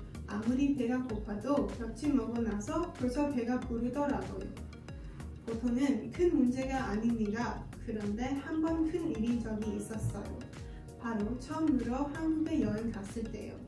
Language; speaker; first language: Korean; non-native, learner; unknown